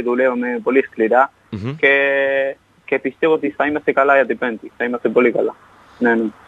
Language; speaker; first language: Greek; non-native, fluent; Spanish